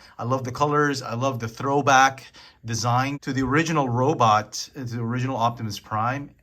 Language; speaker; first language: English; native; English